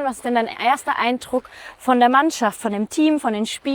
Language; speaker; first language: German; native; German